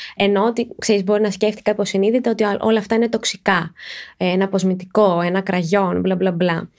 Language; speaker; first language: Greek; native; Greek